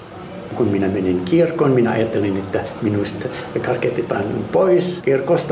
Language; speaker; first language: Finnish; non-native, learner; Arabic